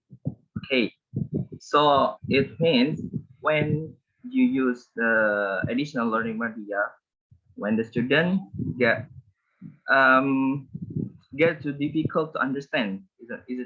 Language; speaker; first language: English; non-native, learner; Indonesian